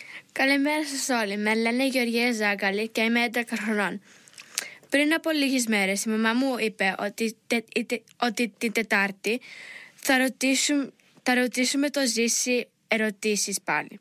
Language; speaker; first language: Greek; early bilingual, heritage; Greek